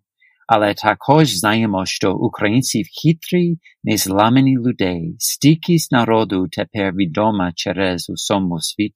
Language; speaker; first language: Ukrainian; non-native, learner; English